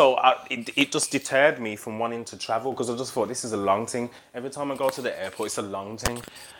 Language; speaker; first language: English; native; English